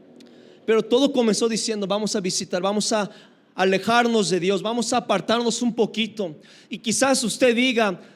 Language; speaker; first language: Spanish; native; Spanish